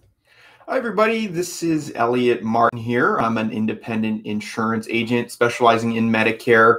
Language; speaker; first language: English; native; English